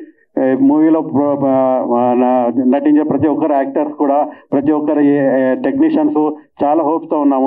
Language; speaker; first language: Telugu; native; Telugu